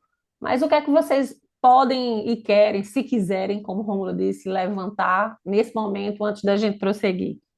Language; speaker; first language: Portuguese; native; Portuguese